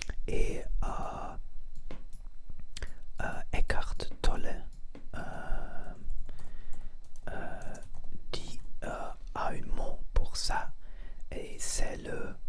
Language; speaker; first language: French; non-native, learner; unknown